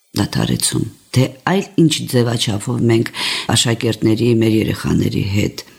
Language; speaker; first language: Armenian; native; Armenian